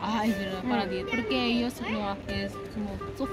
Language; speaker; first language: Spanish; non-native, learner; Korean